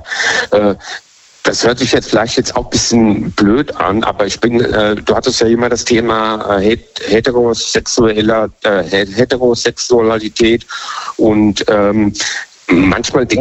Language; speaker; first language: German; native; German